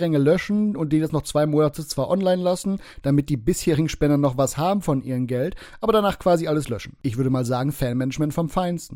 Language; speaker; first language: German; native; German